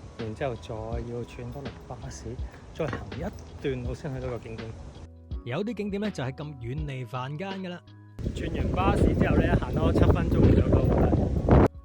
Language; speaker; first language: Cantonese; native; Cantonese